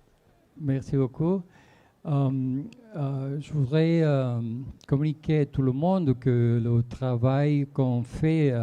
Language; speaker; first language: French; non-native, fluent; Spanish